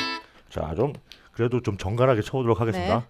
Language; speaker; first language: Korean; native; Korean